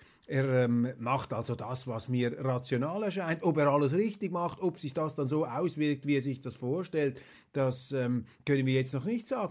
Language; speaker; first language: German; native; German